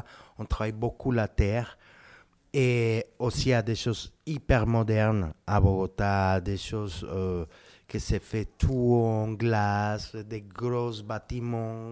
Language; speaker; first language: French; non-native, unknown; Spanish